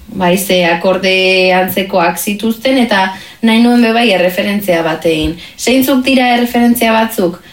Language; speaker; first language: Basque; non-native, local second language; Spanish